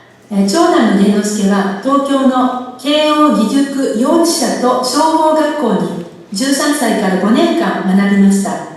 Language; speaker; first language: Japanese; native; Japanese